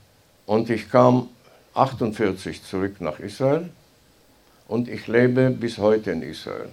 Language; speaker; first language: German; non-native, fluent; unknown